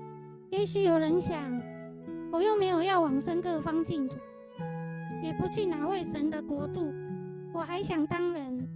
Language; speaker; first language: Chinese; native; Chinese